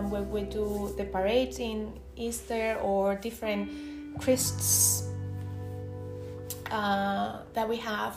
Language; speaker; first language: English; non-native, fluent; Spanish